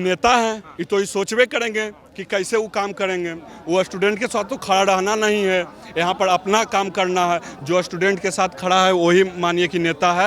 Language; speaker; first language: Hindi; non-native, local second language; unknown